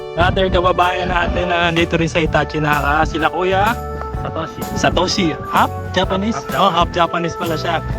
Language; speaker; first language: Filipino; native; Filipino